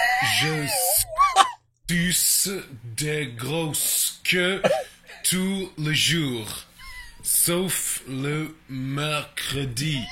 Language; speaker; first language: French; native; French